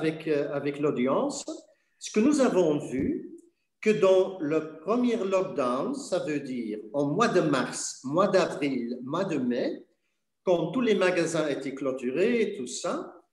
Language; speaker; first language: French; non-native, fluent; Dutch